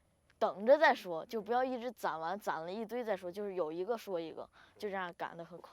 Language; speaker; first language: Chinese; native; Chinese